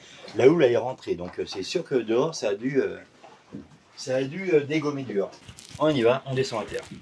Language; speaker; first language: French; native; French